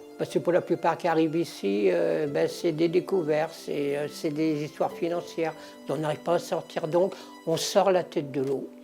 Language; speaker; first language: French; native; French